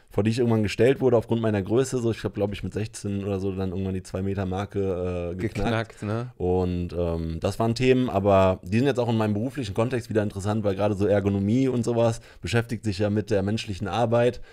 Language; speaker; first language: German; native; German